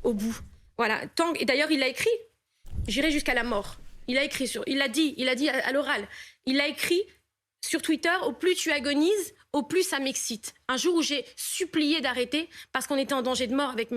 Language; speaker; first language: French; native; French